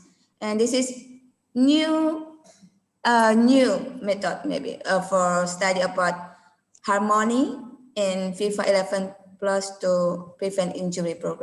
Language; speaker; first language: English; non-native, learner; Indonesian